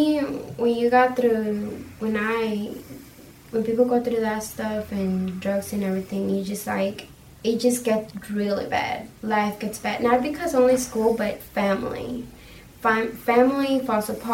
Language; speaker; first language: English; early bilingual, other home language; Spanish